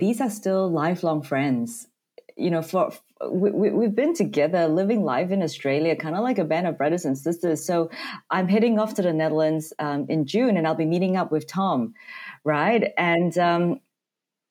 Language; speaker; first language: English; non-native, local second language; Cantonese